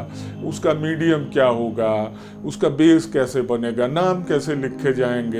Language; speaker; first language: Hindi; native; Hindi